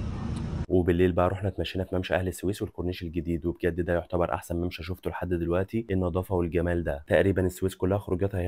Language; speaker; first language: Arabic; native; Arabic